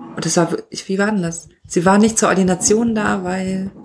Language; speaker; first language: German; native; German